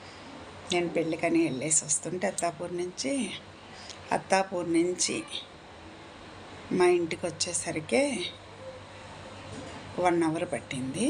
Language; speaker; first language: Telugu; native; Telugu